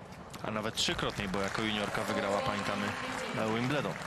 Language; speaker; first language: Polish; native; Polish